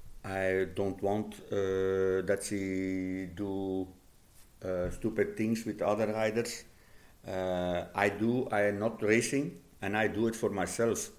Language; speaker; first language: English; non-native, learner; Dutch